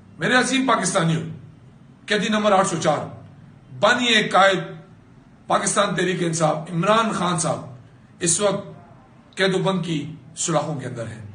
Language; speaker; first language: Urdu; native; Urdu